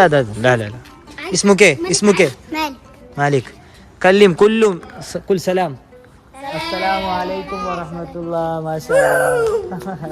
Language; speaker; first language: Arabic; non-native, learner; Malayalam